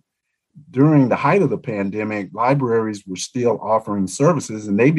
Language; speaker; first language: English; native; English